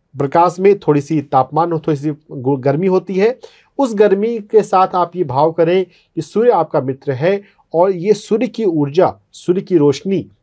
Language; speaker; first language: Hindi; native; Hindi